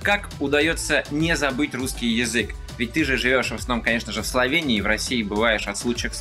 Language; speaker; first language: Russian; native; Russian